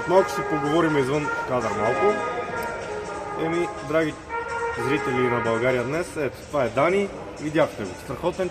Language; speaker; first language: Bulgarian; native; Bulgarian